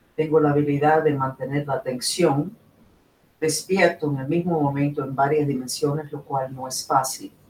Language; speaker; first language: Spanish; non-native, fluent; English